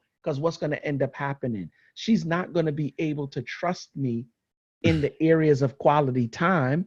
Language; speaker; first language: English; native; English